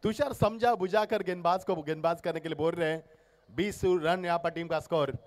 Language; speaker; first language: Hindi; non-native, local second language; Marathi